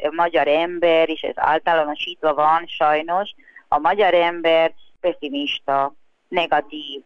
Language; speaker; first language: Hungarian; non-native, fluent; Spanish